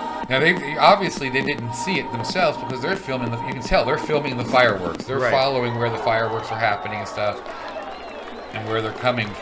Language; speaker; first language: English; native; English